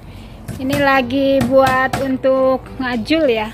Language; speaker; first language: Indonesian; native; Indonesian